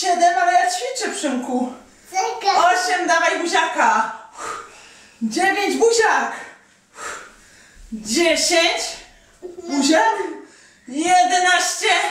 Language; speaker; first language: Polish; native; Polish